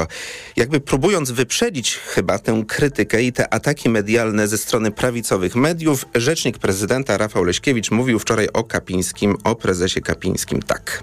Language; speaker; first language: Polish; native; Polish